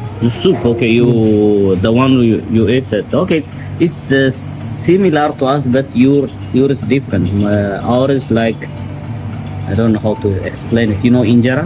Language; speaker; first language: English; non-native, local second language; Amharic